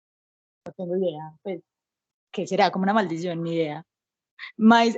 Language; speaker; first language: Portuguese; non-native, learner; Spanish